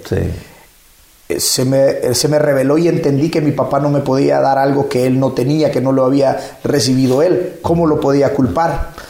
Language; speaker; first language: Spanish; native; Spanish